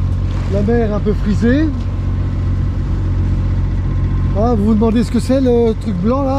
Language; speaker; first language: French; native; French